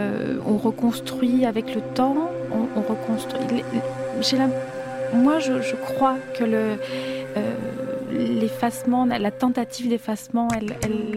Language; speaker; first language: French; non-native, fluent; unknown